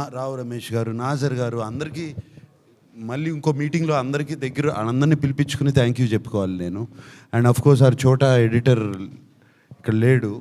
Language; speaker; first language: Telugu; native; Telugu